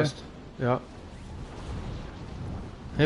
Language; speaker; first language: German; native; German